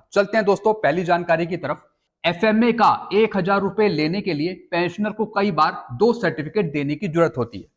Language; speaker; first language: Hindi; native; Hindi